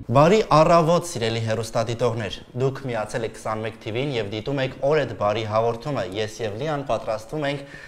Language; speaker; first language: Armenian; native; Armenian